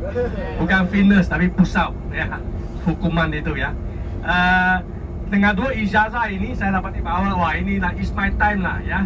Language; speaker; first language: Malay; non-native, local second language; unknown